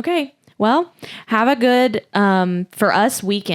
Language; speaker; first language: English; native; English